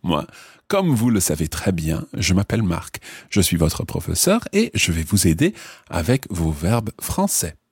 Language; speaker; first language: French; non-native, fluent; English